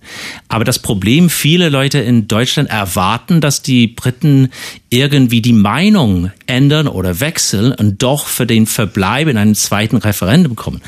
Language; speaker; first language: German; non-native, fluent; English